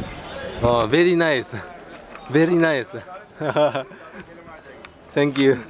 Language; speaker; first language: English; non-native, learner; Japanese